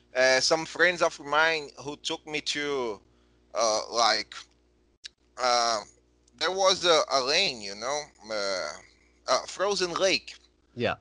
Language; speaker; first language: English; non-native, fluent; Portuguese